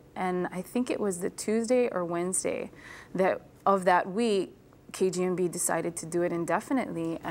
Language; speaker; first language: English; native; English